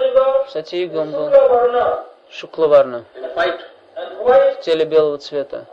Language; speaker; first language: Russian; non-native, fluent; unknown